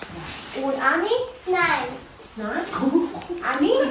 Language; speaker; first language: German; non-native, learner; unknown